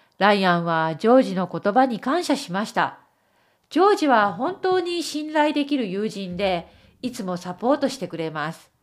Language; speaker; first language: Japanese; native; Japanese